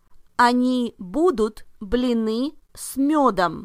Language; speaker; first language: Russian; non-native, learner; English